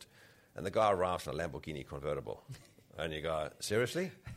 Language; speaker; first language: English; native; English